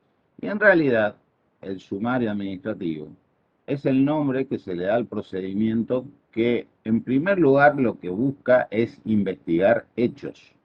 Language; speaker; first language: Spanish; native; Spanish